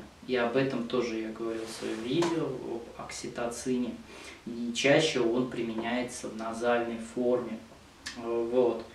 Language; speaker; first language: Russian; native; Russian